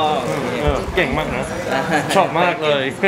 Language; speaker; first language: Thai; non-native, learner; English